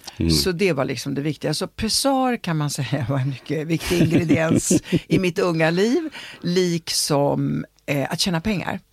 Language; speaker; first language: Swedish; early bilingual, other home language; Italian